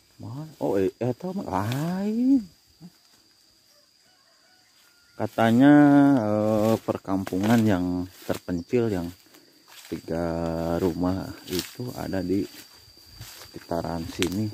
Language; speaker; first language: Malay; non-native, local second language; Sundanese